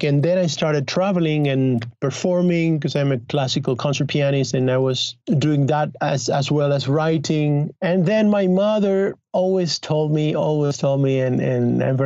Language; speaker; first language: English; non-native, fluent; Spanish